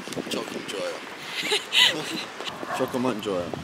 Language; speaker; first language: Korean; non-native, learner; English